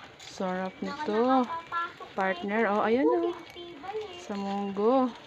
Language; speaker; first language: Filipino; non-native, local second language; Hiligaynon